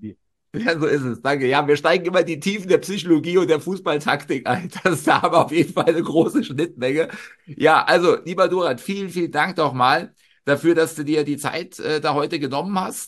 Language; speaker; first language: German; native; German